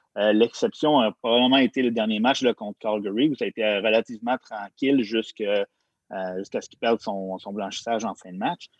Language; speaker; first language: French; native; French